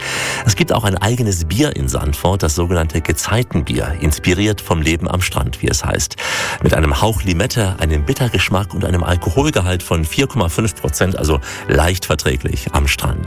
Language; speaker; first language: German; native; German